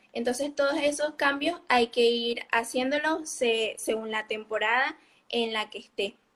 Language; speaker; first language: Spanish; native; Spanish